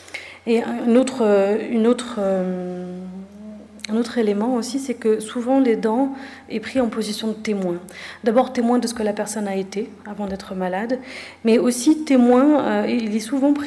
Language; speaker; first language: French; native; French